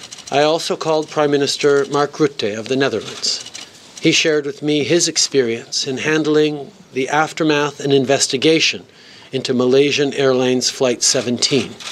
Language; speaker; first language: English; early bilingual, other home language; French